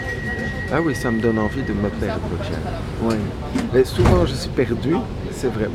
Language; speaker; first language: French; native; French